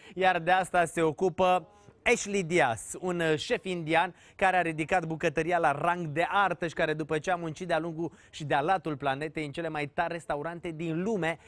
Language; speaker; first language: Romanian; native; Romanian